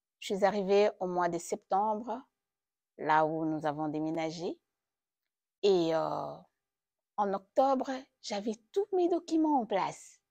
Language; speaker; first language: French; non-native, local second language; Lingala